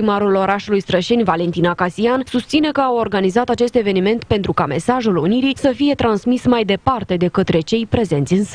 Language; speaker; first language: Romanian; native; Romanian